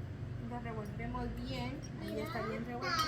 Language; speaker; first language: Spanish; native; Spanish